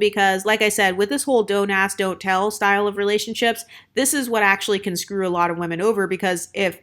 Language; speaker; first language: English; native; English